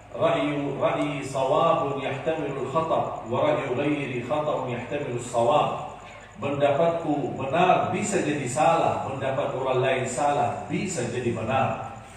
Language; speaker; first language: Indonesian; non-native, fluent; Arabic